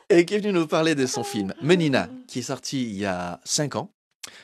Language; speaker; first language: French; early bilingual, other home language; Portuguese